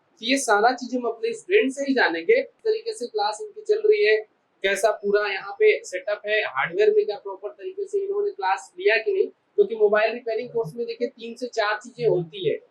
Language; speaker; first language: Hindi; native; Hindi